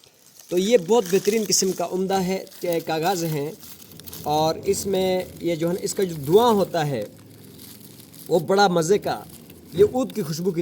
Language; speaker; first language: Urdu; non-native, local second language; Shina